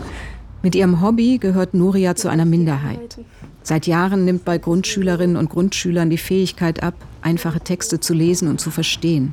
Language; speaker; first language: German; native; German